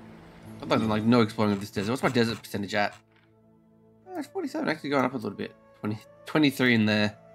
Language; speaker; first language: English; native; English